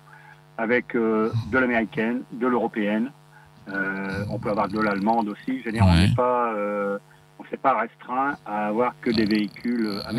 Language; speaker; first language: French; native; French